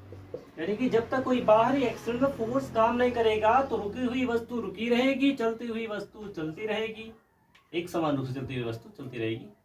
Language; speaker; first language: Hindi; native; Hindi